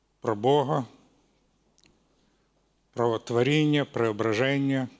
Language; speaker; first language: Ukrainian; non-native, local second language; Russian